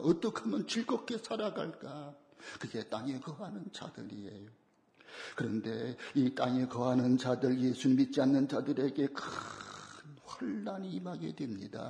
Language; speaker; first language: Korean; native; Korean